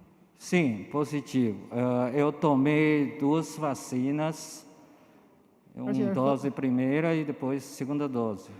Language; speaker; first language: Portuguese; non-native, learner; Chinese